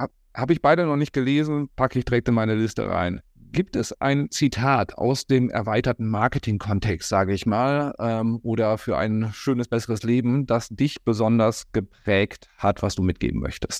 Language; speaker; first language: German; native; German